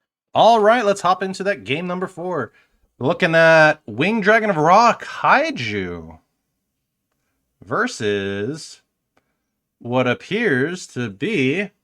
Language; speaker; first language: English; native; English